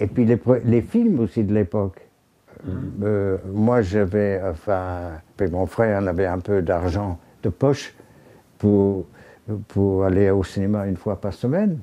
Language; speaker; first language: French; non-native, fluent; English